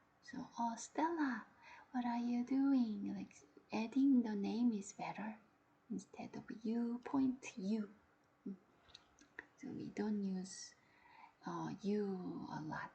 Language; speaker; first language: English; non-native, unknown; Korean